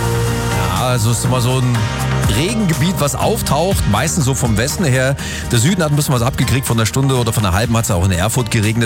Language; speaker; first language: German; native; German